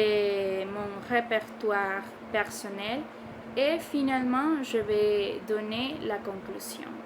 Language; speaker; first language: French; non-native, learner; Spanish